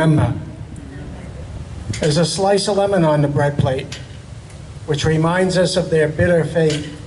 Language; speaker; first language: English; native; English